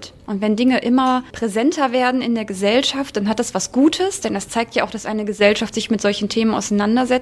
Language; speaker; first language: German; native; German